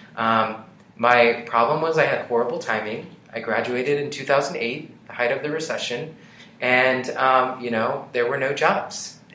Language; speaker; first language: English; native; English